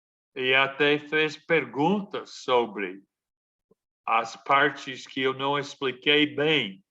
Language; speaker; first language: Portuguese; non-native, fluent; English